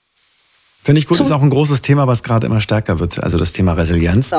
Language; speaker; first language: German; native; German